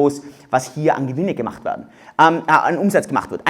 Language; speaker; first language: German; native; German